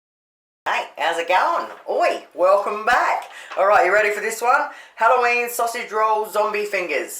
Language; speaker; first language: English; native; English